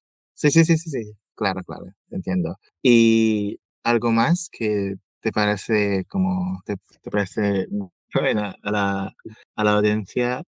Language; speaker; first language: Spanish; non-native, fluent; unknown